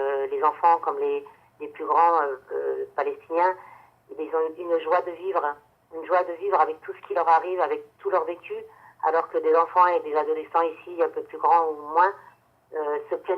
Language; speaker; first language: French; native; French